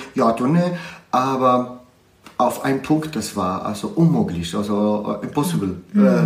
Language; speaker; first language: German; non-native, learner; Arabic